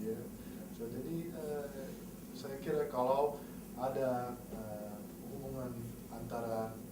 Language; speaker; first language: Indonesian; non-native, fluent; English